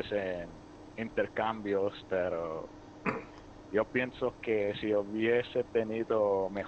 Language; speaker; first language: Spanish; early bilingual, heritage; Spanish